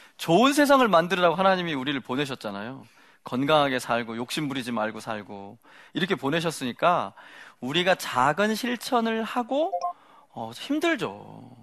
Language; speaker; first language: Korean; native; Korean